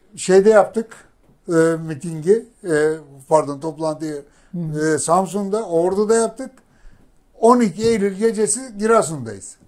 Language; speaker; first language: Turkish; native; Turkish